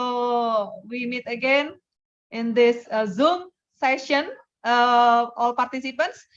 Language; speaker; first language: English; non-native, fluent; Indonesian